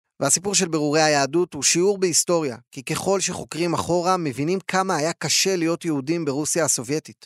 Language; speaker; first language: Hebrew; native; Hebrew